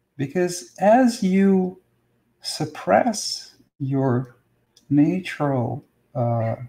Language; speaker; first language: English; non-native, fluent; Russian